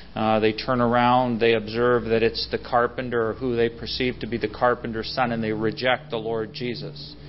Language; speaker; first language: English; native; English